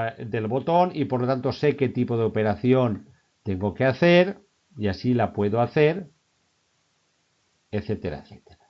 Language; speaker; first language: Spanish; native; Spanish